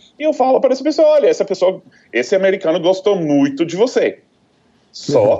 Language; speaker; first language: Portuguese; non-native, fluent; English